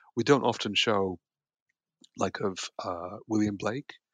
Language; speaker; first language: English; native; English